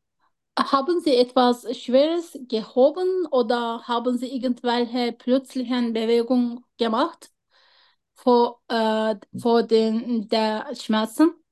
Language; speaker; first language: German; non-native, learner; Turkish